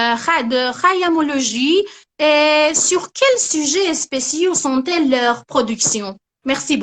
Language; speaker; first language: French; non-native, learner; Persian